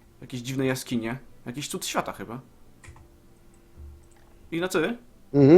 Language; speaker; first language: Polish; native; Polish